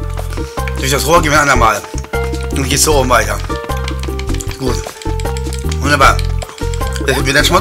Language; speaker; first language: German; native; German